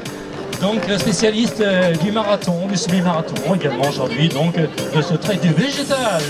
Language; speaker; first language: French; native; French